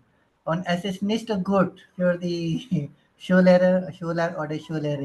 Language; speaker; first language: German; non-native, learner; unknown